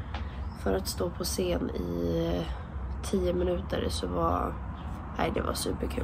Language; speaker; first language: Swedish; native; Swedish